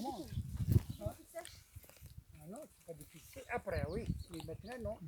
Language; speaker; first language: French; non-native, local second language; Kabyle